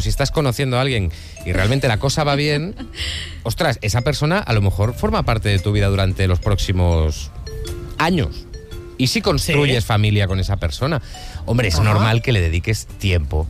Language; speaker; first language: Spanish; native; Spanish